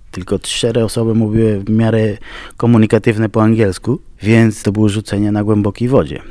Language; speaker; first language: Polish; non-native, fluent; Spanish